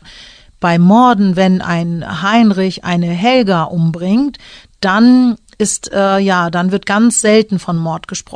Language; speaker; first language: German; early bilingual, other home language; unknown